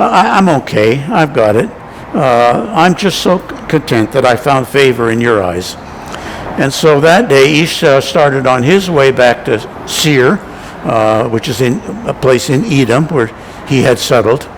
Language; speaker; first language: English; native; English